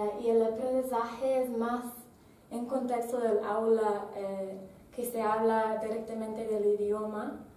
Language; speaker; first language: Spanish; non-native, fluent; English